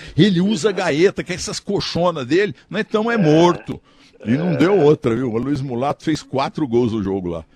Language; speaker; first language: Portuguese; native; Portuguese